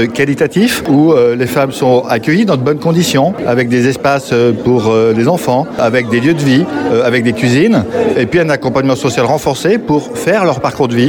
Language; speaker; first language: French; native; French